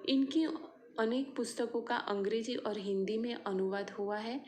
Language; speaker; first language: Hindi; non-native, local second language; Gujarati